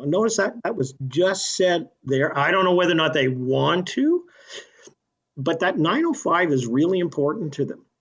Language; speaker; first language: English; native; English